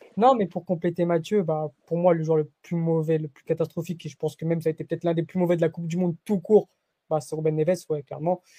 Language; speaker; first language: French; early bilingual, other home language; Portuguese